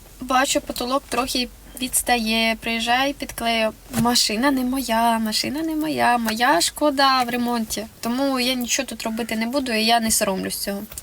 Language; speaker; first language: Ukrainian; non-native, local second language; Russian